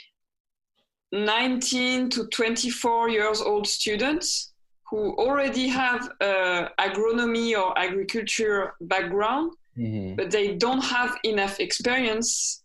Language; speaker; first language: English; non-native, fluent; French